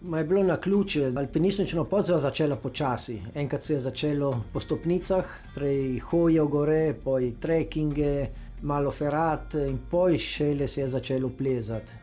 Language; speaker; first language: Slovenian; native; Slovenian